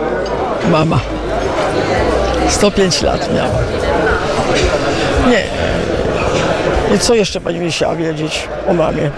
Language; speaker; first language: Polish; early bilingual, heritage; Italian